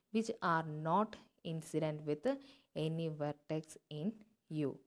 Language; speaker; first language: English; non-native, local second language; Malayalam